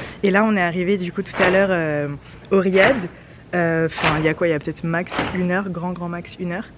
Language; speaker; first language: French; native; French